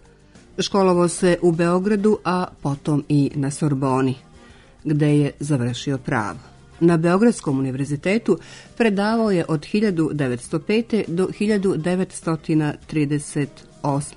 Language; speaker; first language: Serbian; native; Serbian